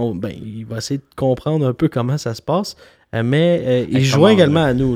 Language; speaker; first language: French; native; French